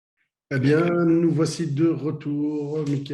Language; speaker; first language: French; native; French